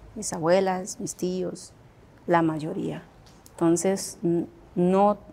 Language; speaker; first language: Spanish; non-native, local second language; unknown